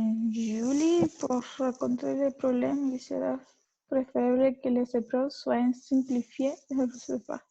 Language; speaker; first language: French; non-native, learner; Spanish